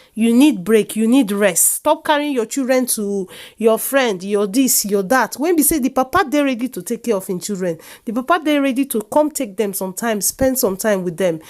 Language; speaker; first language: Nigerian Pidgin; non-native, local second language; Igbo